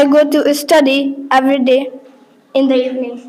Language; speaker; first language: English; non-native, learner; Hindi